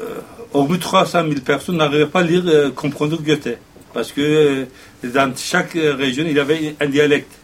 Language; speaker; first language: French; non-native, fluent; Kurdish